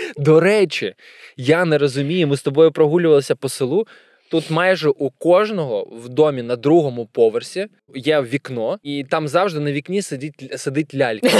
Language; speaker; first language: Ukrainian; non-native, local second language; Russian